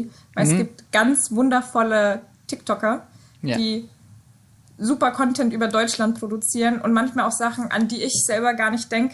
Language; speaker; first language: German; native; German